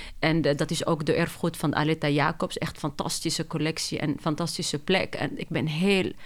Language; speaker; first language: Dutch; non-native, fluent; Arabic